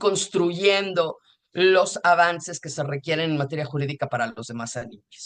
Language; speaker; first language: Spanish; native; Spanish